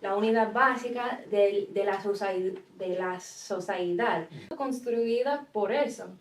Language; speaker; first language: Spanish; non-native, fluent; English